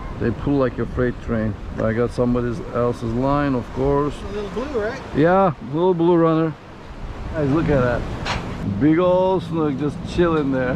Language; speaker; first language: English; native; English